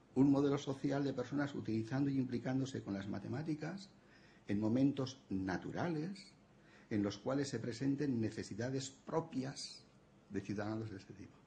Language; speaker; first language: Spanish; non-native, local second language; Catalan